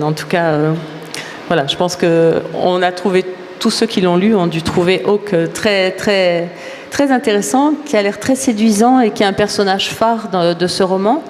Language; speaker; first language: French; native; French